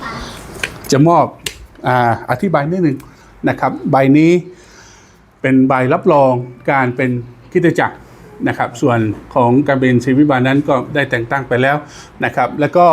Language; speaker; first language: Thai; native; Thai